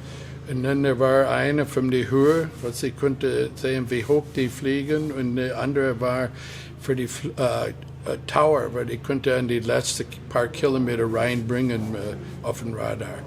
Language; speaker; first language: German; non-native, fluent; English